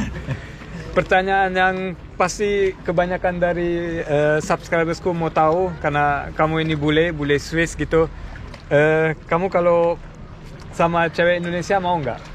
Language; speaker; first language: Indonesian; early bilingual, heritage; Indonesian